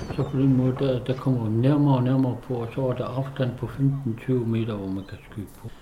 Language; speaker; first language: Danish; non-native, local second language; Kalaallisut